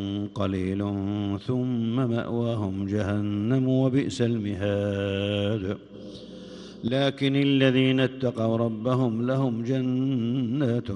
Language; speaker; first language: Arabic; native; Arabic